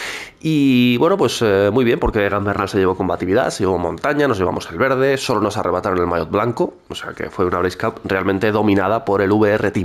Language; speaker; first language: Spanish; native; Spanish